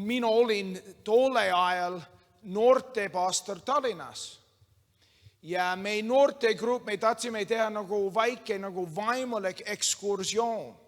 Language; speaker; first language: Estonian; non-native, learner; English